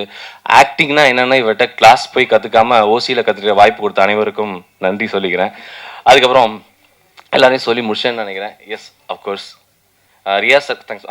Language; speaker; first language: Tamil; native; Tamil